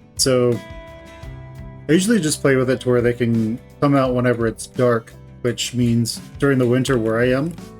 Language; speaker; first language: English; native; English